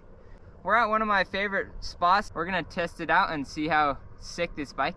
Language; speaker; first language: English; native; English